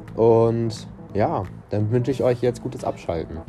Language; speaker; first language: German; non-native, fluent; Portuguese